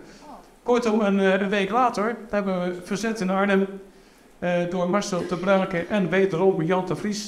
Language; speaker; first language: Dutch; native; Dutch